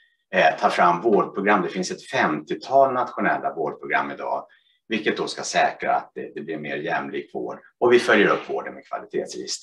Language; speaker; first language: Swedish; native; Swedish